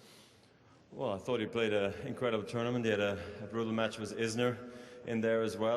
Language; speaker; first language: English; non-native, fluent; German